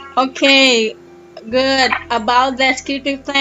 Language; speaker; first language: English; non-native, learner; Indonesian